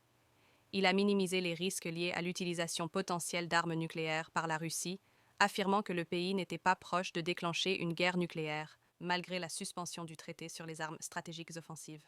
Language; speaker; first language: French; native; French